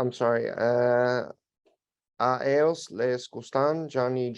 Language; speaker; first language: Spanish; non-native, learner; English